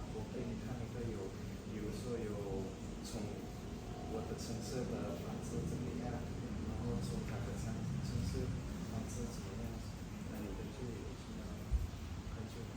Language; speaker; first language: Chinese; non-native, learner; Indonesian